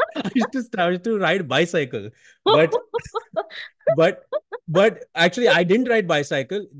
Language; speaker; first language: English; non-native, local second language; Hindi